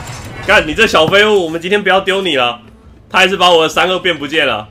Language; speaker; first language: Chinese; native; Chinese